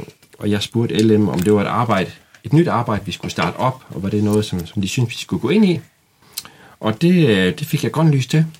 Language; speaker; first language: Danish; native; Danish